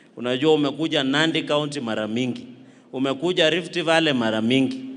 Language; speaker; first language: Swahili; non-native, local second language; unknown